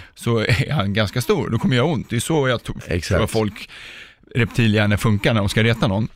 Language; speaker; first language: Swedish; early bilingual, other home language; Czech